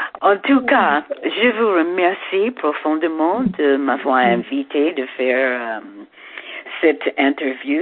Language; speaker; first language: French; non-native, fluent; English